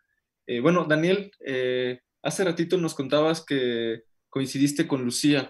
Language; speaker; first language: Spanish; native; Spanish